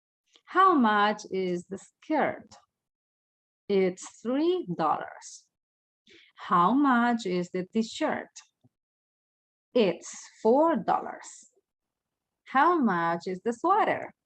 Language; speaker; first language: English; non-native, fluent; Spanish